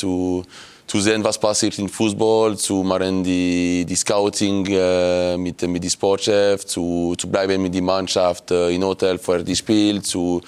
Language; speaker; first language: German; non-native, local second language; French